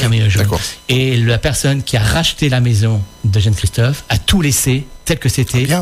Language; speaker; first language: French; native; French